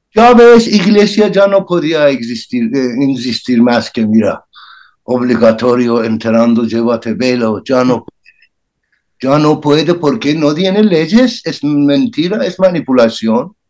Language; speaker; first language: Spanish; non-native, learner; Persian